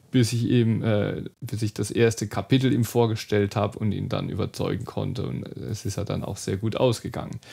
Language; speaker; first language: German; native; German